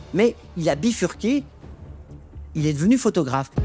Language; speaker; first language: French; native; French